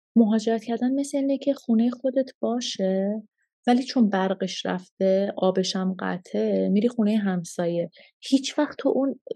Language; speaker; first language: Persian; early bilingual, heritage; Persian